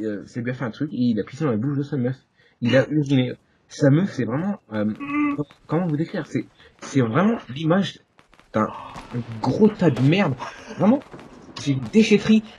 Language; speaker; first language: French; native; French